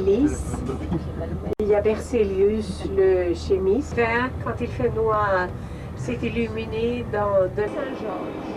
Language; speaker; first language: French; non-native, fluent; Swedish